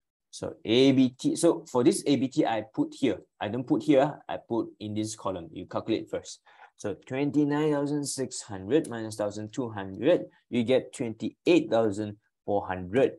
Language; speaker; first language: English; non-native, local second language; Chinese